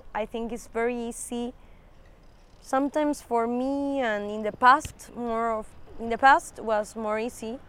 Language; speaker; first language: English; non-native, fluent; Spanish